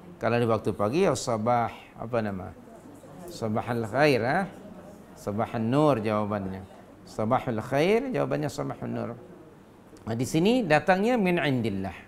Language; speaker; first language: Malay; non-native, local second language; Sundanese